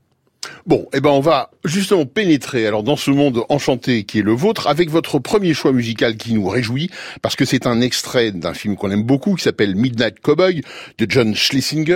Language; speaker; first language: French; native; French